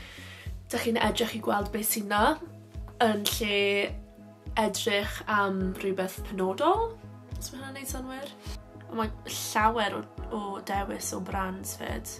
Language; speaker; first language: Welsh; non-native, local second language; English